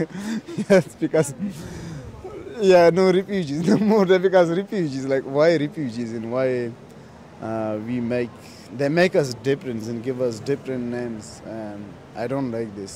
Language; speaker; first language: English; non-native, learner; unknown